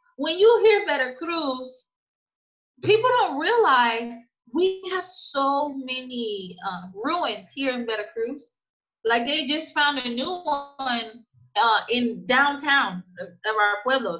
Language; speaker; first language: English; native; English